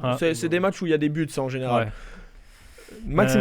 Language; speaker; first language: French; native; French